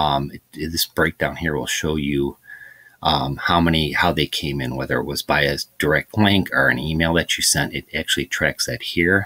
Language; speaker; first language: English; native; English